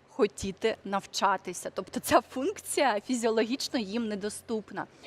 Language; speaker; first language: Ukrainian; native; Ukrainian